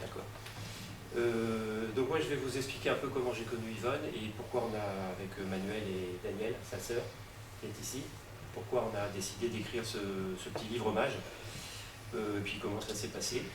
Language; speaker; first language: French; native; French